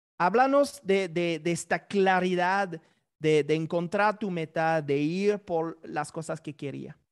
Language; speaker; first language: Spanish; non-native, fluent; French